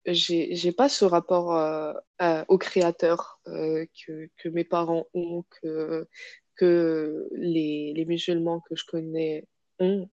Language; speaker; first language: French; non-native, local second language; Arabic